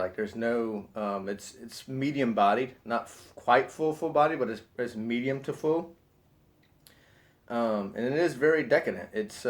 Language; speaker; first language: English; native; English